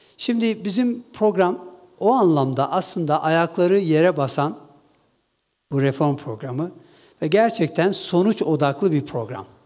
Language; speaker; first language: Turkish; non-native, local second language; Kurdish